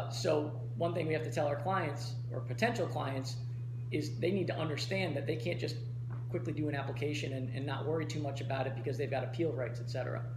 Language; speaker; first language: English; native; English